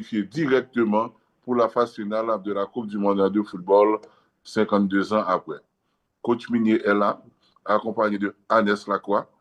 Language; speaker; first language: French; non-native, local second language; Haitian Creole